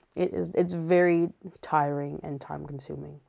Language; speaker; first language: English; native; English